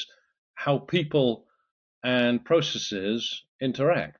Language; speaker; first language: English; native; English